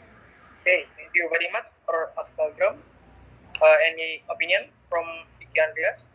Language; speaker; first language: English; non-native, learner; Indonesian